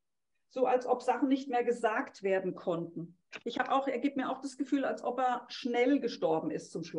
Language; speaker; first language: German; native; German